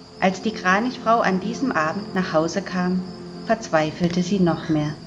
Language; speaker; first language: German; native; German